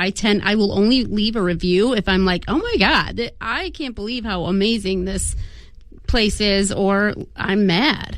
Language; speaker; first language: English; native; English